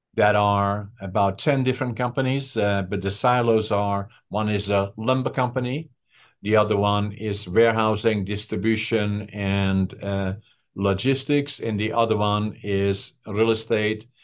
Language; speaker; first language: English; non-native, fluent; Dutch